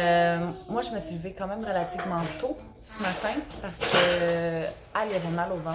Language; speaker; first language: French; native; French